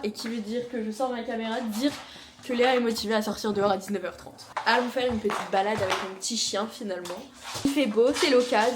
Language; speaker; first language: French; native; French